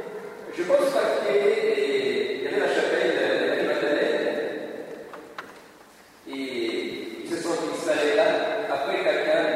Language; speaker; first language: French; non-native, learner; Italian